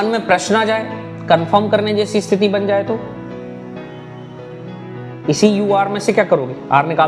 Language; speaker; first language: Hindi; native; Hindi